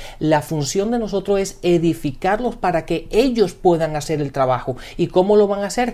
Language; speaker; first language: Spanish; early bilingual, heritage; Spanish